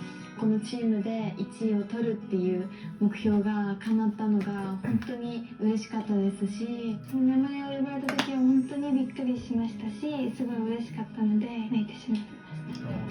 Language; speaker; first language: Japanese; native; Japanese